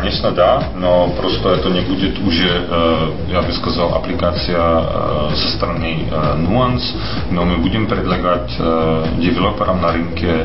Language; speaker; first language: Russian; non-native, fluent; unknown